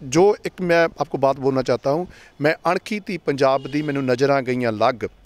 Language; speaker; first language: Hindi; non-native, local second language; Punjabi